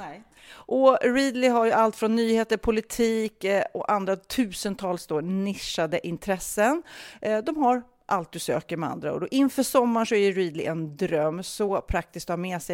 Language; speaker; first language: Swedish; native; Swedish